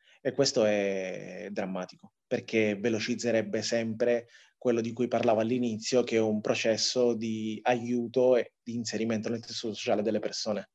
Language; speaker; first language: Italian; early bilingual, other home language; Tigrinya